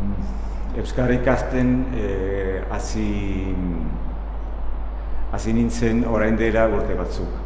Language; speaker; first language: Basque; non-native, learner; Spanish